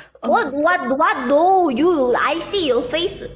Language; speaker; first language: English; non-native, learner; Thai